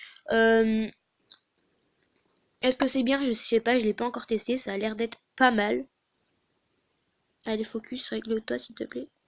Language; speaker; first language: French; native; French